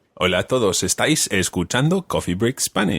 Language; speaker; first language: Spanish; non-native, fluent; English